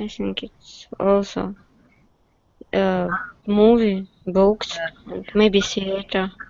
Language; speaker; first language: English; non-native, learner; Russian